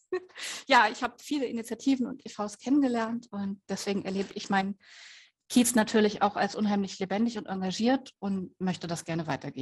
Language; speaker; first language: German; native; German